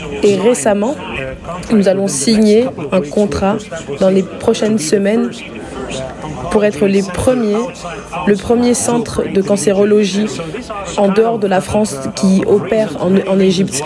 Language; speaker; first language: French; non-native, fluent; Arabic